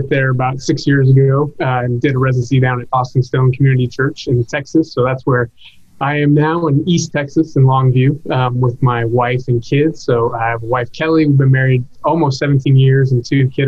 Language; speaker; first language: English; native; English